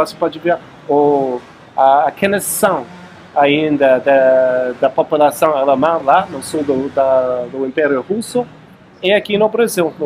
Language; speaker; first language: Portuguese; non-native, fluent; English